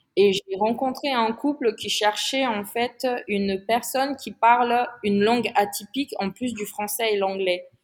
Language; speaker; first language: French; non-native, local second language; Malagasy